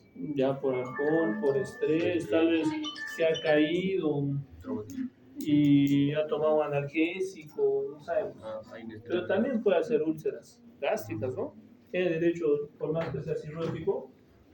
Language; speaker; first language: Spanish; native; Spanish